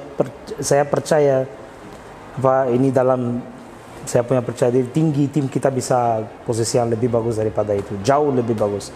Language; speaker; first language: Indonesian; non-native, fluent; Portuguese